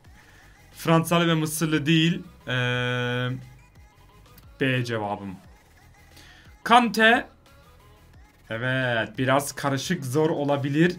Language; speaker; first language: Turkish; native; Turkish